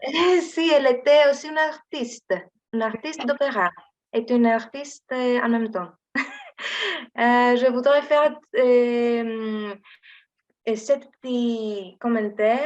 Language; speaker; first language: French; non-native, learner; Greek